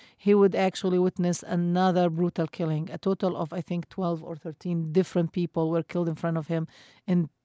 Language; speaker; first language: English; non-native, fluent; Arabic